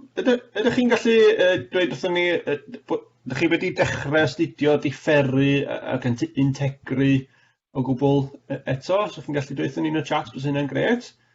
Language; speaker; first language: Welsh; native; Welsh